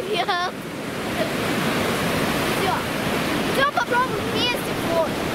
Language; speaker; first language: Russian; non-native, local second language; Lithuanian